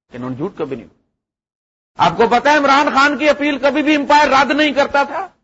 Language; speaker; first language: Urdu; non-native, local second language; Punjabi